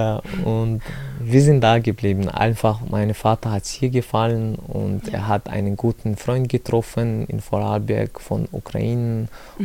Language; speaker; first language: German; early bilingual, other home language; Chechen